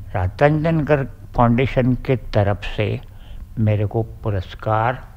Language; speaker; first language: Hindi; non-native, local second language; Marathi